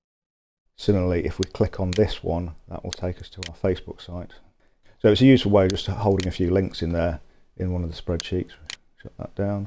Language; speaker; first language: English; native; English